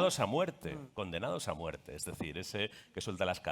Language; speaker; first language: Spanish; native; Spanish